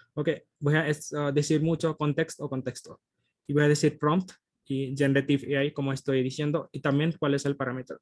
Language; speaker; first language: Spanish; non-native, fluent; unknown